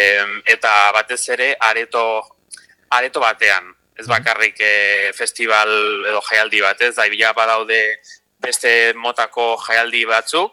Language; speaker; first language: Basque; non-native, local second language; Spanish